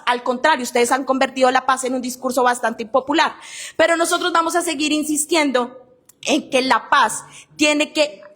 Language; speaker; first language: Spanish; native; Spanish